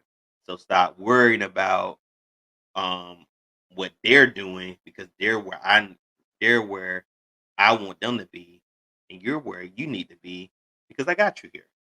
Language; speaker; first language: English; native; English